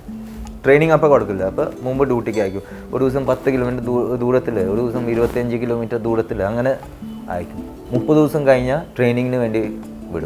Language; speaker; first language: Malayalam; early bilingual, heritage; Malayalam